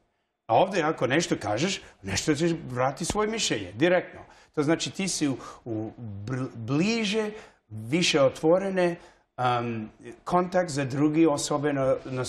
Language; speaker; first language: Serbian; early bilingual, heritage; English